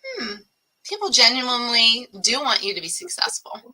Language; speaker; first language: English; native; English